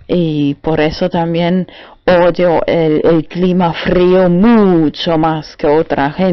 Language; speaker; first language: Spanish; non-native, learner; German